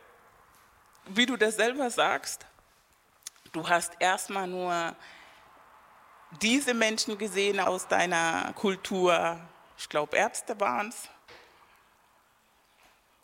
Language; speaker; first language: German; non-native, fluent; Spanish